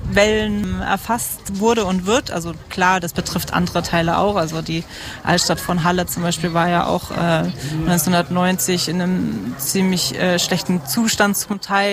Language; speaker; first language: German; native; German